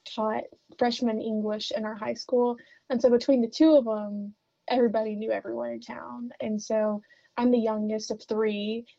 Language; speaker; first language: English; native; English